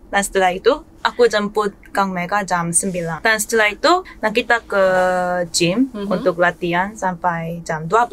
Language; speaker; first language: Indonesian; non-native, fluent; Korean